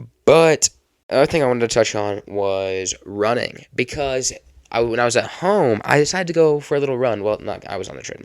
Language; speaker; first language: English; native; English